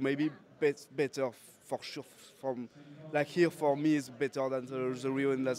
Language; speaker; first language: English; non-native, learner; French